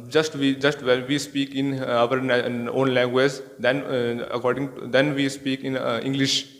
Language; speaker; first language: English; non-native, learner; Hindi